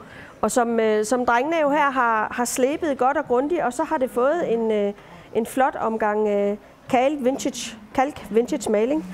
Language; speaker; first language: Danish; native; Danish